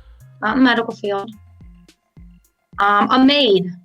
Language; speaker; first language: English; native; English